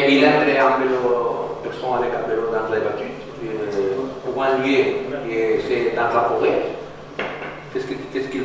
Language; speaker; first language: French; non-native, learner; Catalan